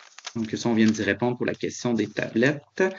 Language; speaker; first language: French; native; French